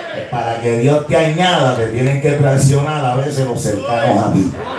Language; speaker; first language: Spanish; early bilingual, heritage; Spanish